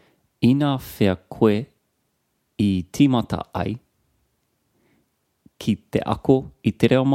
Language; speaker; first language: Māori; non-native, learner; English